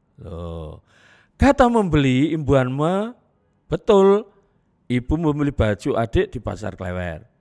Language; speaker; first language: Indonesian; non-native, local second language; Javanese